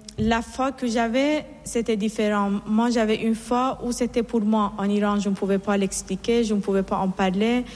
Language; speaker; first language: French; non-native, fluent; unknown